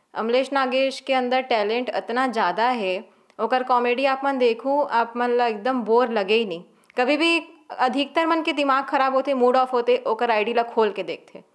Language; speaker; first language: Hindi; native; Hindi